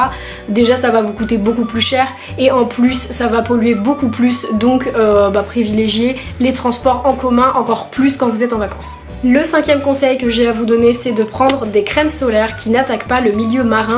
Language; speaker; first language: French; native; French